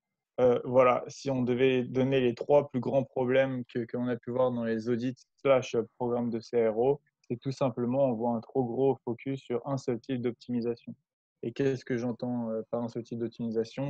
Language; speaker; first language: French; native; French